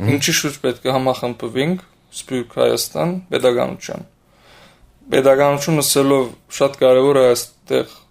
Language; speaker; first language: Armenian; early bilingual, heritage; Armenian